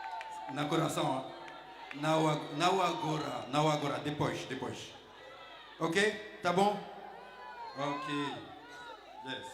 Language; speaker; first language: Portuguese; non-native, learner; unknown